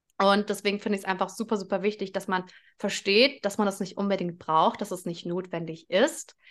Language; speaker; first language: German; early bilingual, other home language; Russian